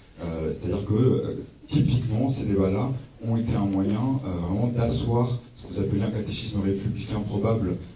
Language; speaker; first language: French; native; French